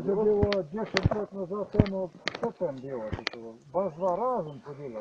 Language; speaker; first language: Polish; non-native, learner; Slovenian